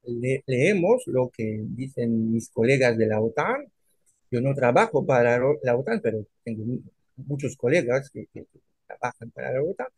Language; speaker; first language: Spanish; non-native, fluent; French